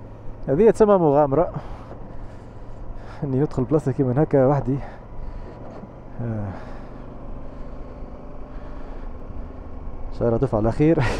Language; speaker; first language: Arabic; native; Arabic